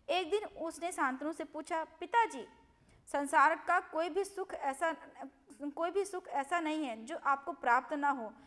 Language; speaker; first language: Hindi; non-native, local second language; Gujarati